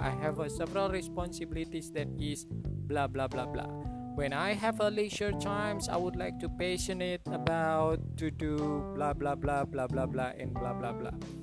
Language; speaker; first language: English; non-native, learner; Indonesian